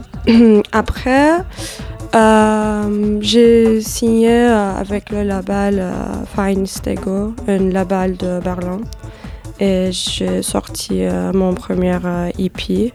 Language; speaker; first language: French; non-native, fluent; Turkish